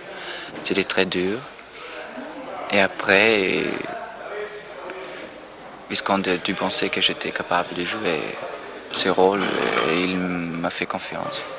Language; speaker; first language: French; non-native, fluent; German